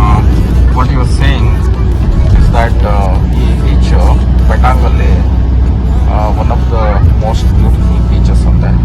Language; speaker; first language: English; non-native, local second language; Kannada